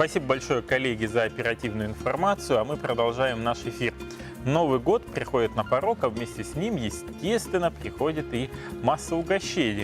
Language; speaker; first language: Russian; native; Russian